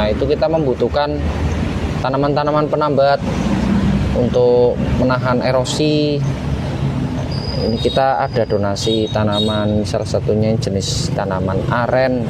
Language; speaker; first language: Indonesian; native; Indonesian